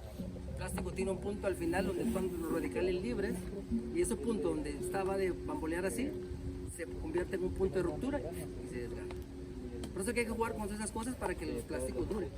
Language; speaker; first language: Spanish; native; Spanish